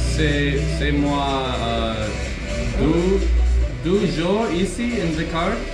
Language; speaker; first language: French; non-native, learner; English